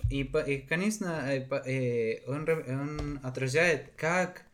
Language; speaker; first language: Russian; non-native, learner; Spanish